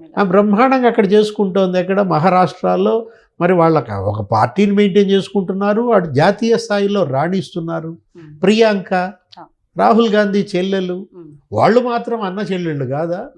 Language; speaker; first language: Telugu; native; Telugu